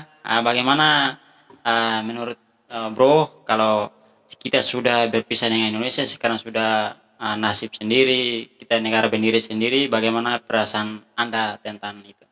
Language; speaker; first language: Indonesian; non-native, fluent; Tetum